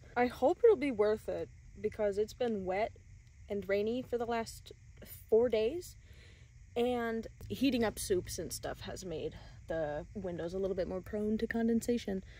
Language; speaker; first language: English; native; English